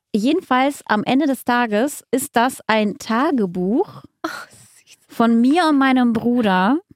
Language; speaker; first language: German; early bilingual, other home language; Russian